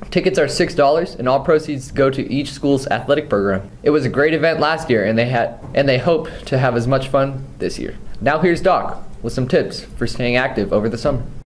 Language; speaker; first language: English; native; English